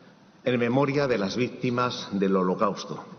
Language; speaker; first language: Spanish; native; Spanish